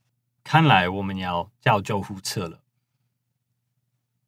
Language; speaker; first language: Chinese; non-native, fluent; English